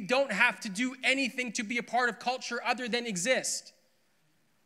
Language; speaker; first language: English; native; English